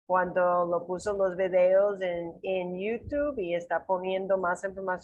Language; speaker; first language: Spanish; non-native, learner; English